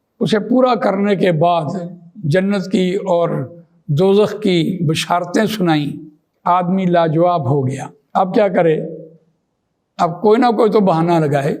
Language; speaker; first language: Urdu; non-native, local second language; Punjabi